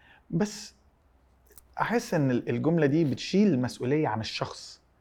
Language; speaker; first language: Arabic; early bilingual, heritage; Arabic